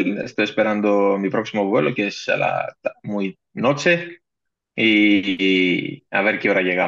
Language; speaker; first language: Spanish; non-native, fluent; Greek